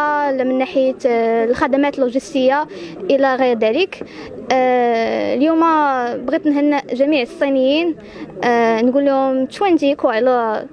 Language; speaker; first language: Arabic; native; Arabic